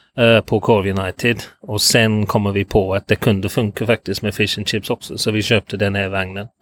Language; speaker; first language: Swedish; non-native, fluent; English